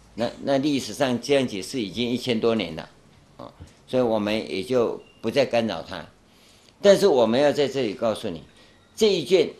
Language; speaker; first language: Chinese; non-native, local second language; Min Nan Chinese